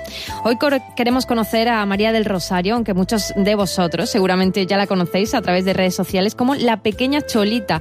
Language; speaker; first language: Spanish; native; Spanish